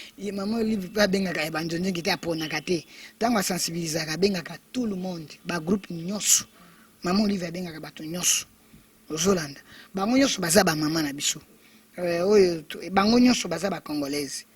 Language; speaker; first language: Lingala; native; Lingala